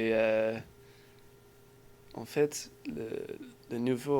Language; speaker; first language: French; non-native, learner; English